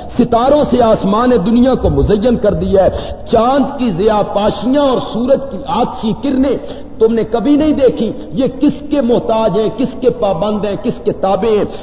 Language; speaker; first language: Urdu; non-native, local second language; Punjabi